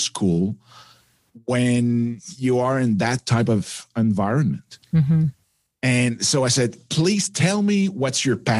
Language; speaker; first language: English; non-native, fluent; French